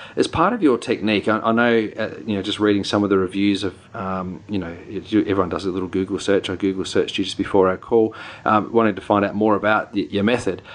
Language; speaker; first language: English; native; English